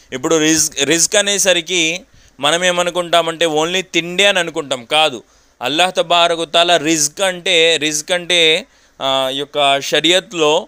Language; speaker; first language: Telugu; non-native, local second language; Urdu